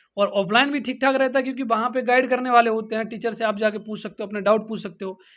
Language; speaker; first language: Hindi; native; Hindi